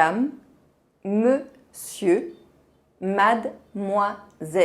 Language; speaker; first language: French; non-native, fluent; Portuguese